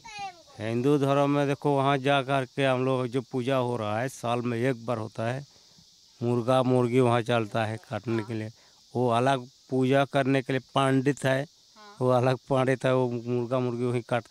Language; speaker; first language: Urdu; non-native, local second language; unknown